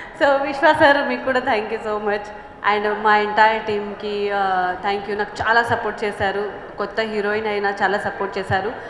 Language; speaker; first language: Telugu; non-native, fluent; Marathi